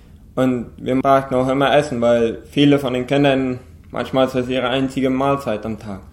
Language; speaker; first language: German; non-native, local second language; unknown